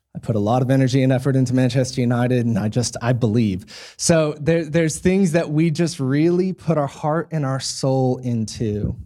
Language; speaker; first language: English; native; English